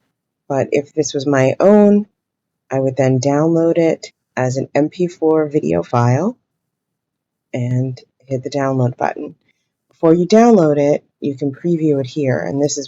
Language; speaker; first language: English; native; English